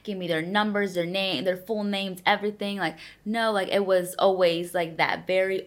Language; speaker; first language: English; early bilingual, other home language; Spanish